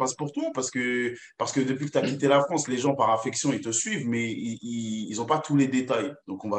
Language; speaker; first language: French; native; French